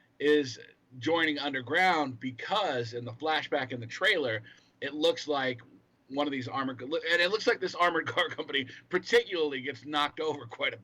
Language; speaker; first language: English; native; English